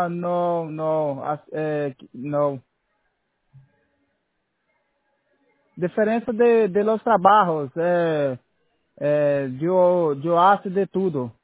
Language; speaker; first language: Spanish; non-native, learner; Portuguese